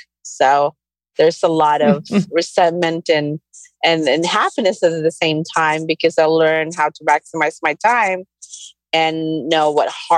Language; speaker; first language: English; non-native, local second language; Cebuano